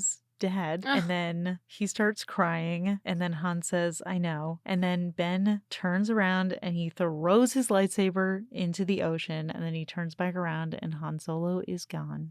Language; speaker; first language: English; native; English